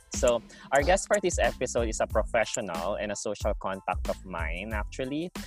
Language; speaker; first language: English; non-native, local second language; Filipino